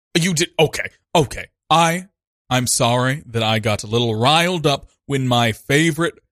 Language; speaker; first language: English; native; English